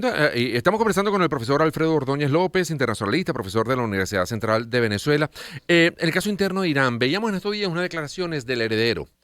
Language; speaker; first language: Spanish; native; Spanish